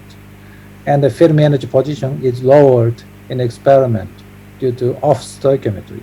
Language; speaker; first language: English; non-native, fluent; Japanese